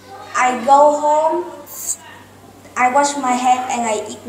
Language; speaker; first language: English; non-native, learner; Vietnamese